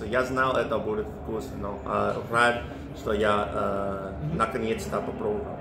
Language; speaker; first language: Russian; non-native, learner; English